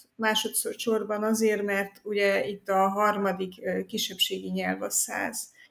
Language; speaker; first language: Hungarian; native; Hungarian